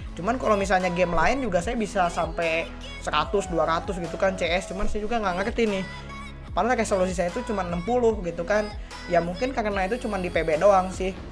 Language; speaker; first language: Indonesian; native; Indonesian